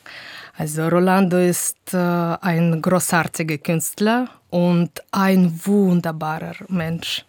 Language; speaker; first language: German; non-native, fluent; Russian